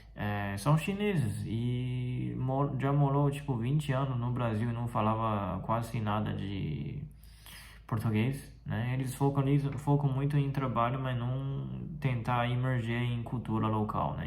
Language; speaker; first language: Portuguese; non-native, fluent; Chinese